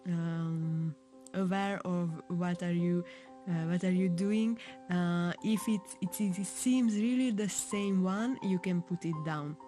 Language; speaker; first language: English; non-native, fluent; Hungarian